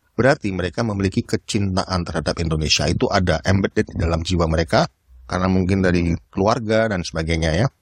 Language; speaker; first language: Indonesian; native; Indonesian